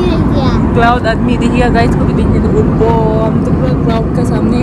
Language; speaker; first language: Hindi; non-native, local second language; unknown